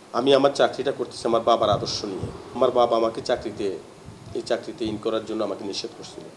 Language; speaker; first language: Bangla; native; Bangla